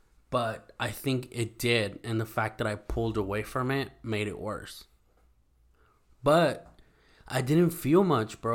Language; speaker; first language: English; early bilingual, other home language; Spanish